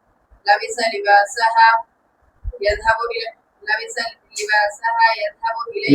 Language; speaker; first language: Arabic; non-native, learner; Bangla